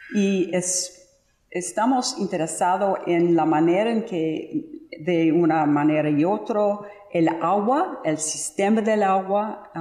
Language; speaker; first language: Spanish; non-native, fluent; English